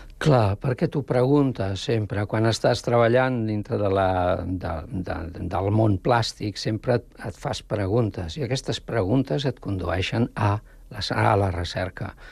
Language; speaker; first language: Catalan; non-native, local second language; Spanish